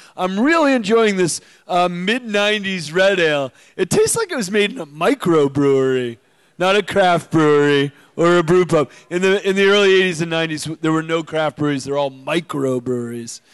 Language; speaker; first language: English; native; English